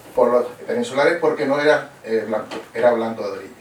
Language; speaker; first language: Spanish; native; Spanish